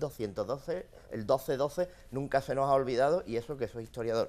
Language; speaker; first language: Spanish; native; Spanish